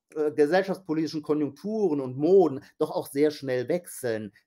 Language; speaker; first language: German; native; German